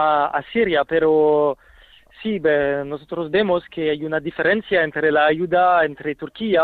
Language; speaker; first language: Spanish; non-native, fluent; French